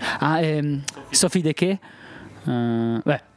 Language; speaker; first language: French; non-native, local second language; Italian